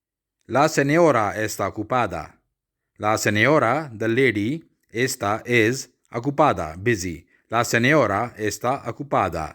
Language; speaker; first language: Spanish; non-native, fluent; Urdu